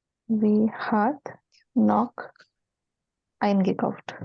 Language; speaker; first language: German; non-native, learner; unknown